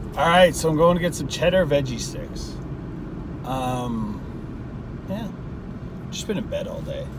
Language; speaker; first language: English; native; English